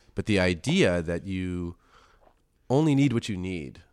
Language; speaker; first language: English; native; English